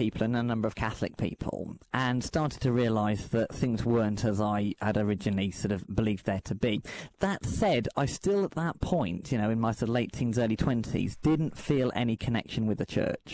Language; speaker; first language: English; native; English